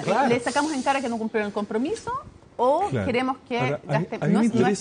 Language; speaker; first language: Spanish; native; Spanish